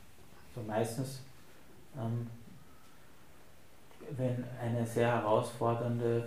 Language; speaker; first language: German; native; German